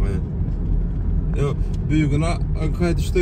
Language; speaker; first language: Turkish; non-native, learner; Turkmen